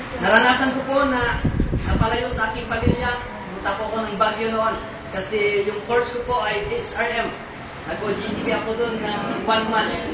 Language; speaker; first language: Filipino; non-native, local second language; Iloko